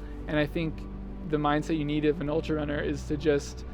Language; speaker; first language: English; native; English